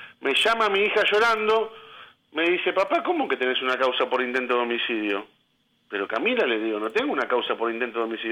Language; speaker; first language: Spanish; native; Spanish